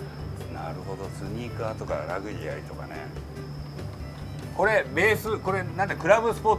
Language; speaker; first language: Japanese; native; Japanese